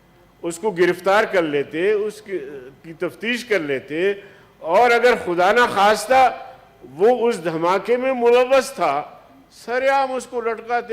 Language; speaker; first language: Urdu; non-native, local second language; Brahui